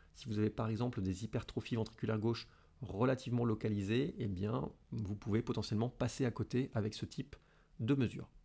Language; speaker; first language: French; native; French